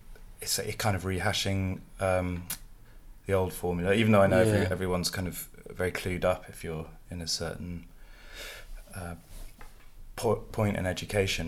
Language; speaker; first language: English; native; English